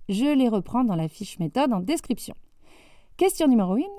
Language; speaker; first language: French; native; French